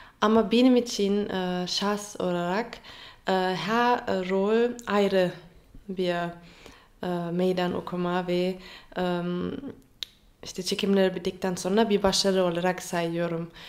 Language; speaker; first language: Turkish; non-native, fluent; German